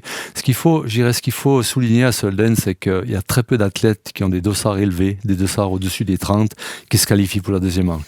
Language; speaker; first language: French; native; French